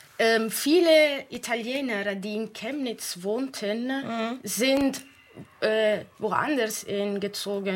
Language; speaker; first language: German; non-native, fluent; Italian